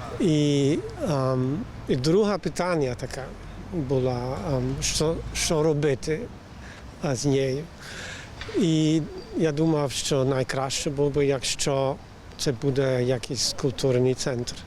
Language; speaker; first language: Ukrainian; non-native, fluent; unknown